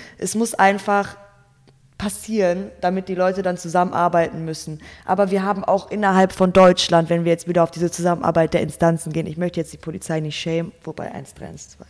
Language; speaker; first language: German; native; German